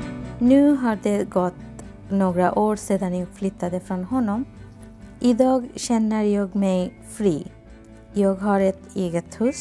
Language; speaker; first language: Swedish; non-native, fluent; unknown